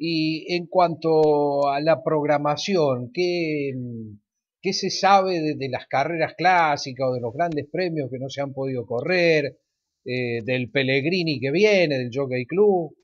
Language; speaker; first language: Spanish; native; Spanish